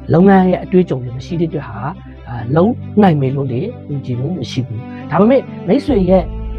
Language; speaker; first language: Burmese; native; Burmese